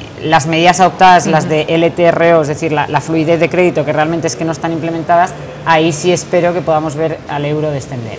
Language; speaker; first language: Spanish; native; Spanish